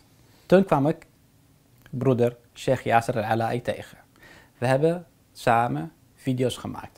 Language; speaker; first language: Dutch; non-native, fluent; Arabic